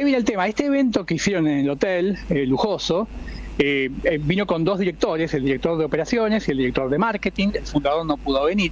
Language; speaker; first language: Spanish; native; Spanish